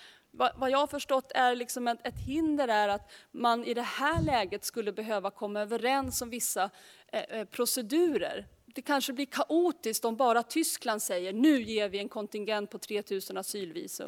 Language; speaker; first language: Swedish; native; Swedish